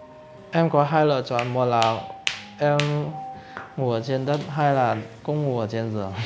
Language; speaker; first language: Vietnamese; non-native, fluent; Chinese